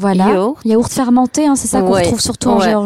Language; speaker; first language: French; native; French